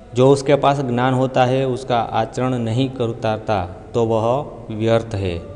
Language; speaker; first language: Hindi; non-native, local second language; Gujarati